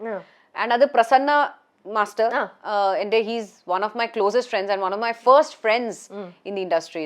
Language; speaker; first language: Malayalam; early bilingual, heritage; Malayalam